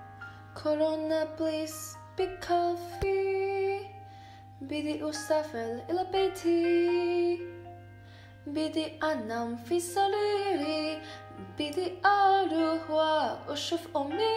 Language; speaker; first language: Arabic; non-native, learner; English